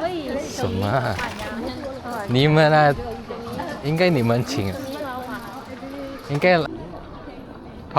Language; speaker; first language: Chinese; non-native, learner; Indonesian